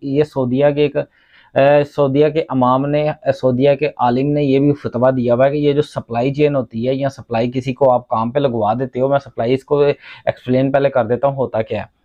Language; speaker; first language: Urdu; non-native, local second language; Punjabi